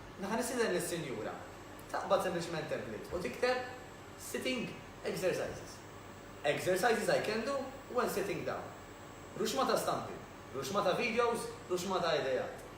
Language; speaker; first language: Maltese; native; Maltese